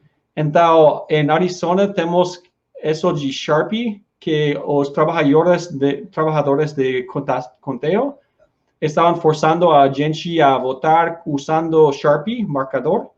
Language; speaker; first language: Portuguese; non-native, learner; Spanish